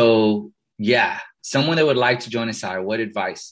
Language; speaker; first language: English; early bilingual, other home language; Spanish